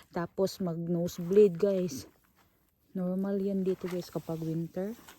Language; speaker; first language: Filipino; non-native, local second language; Cebuano